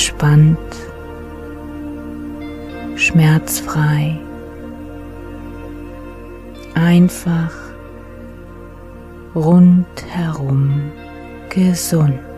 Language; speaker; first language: German; native; German